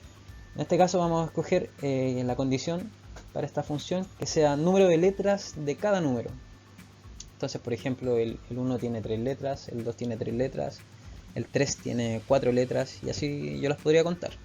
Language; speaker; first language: Spanish; native; Spanish